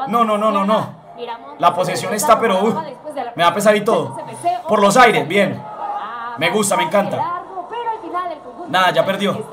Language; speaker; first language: Spanish; native; Spanish